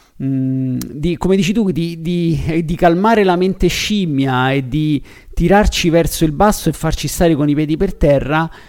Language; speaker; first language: Italian; native; Italian